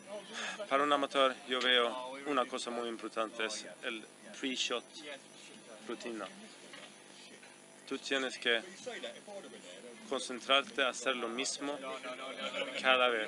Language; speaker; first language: Spanish; non-native, fluent; Swedish